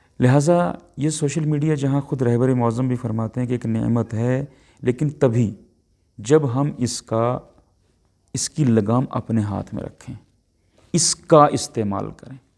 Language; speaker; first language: Urdu; non-native, local second language; Pahari-Potwari